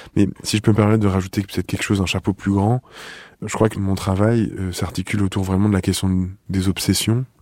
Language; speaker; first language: French; native; French